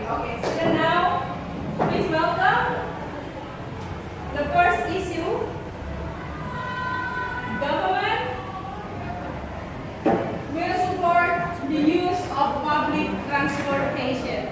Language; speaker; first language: English; non-native, fluent; Indonesian